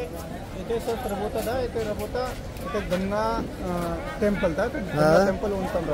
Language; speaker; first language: Russian; non-native, learner; Hindi